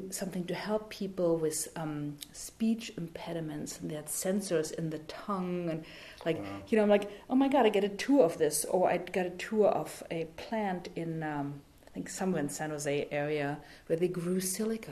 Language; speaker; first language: English; non-native, fluent; German